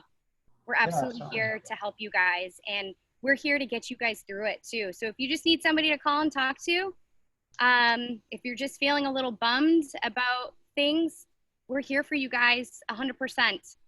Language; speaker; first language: English; native; English